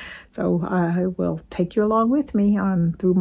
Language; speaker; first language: English; native; English